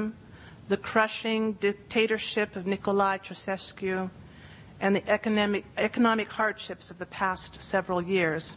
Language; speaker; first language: English; native; English